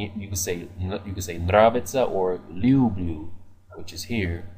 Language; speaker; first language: English; native; English